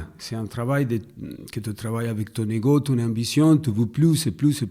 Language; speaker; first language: French; non-native, fluent; Spanish